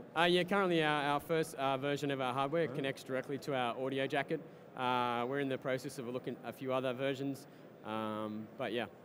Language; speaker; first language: English; native; English